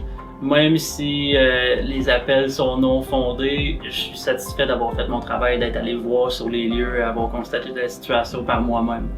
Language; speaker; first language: French; native; French